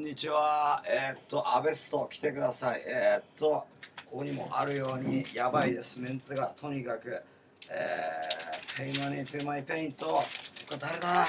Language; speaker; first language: Japanese; native; Japanese